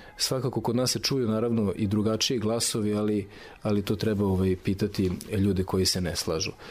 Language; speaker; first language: Serbian; native; Serbian